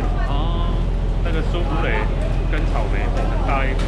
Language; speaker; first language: Chinese; native; Chinese